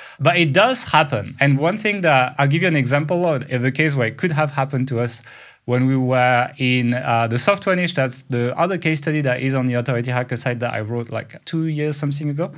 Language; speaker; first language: English; non-native, fluent; French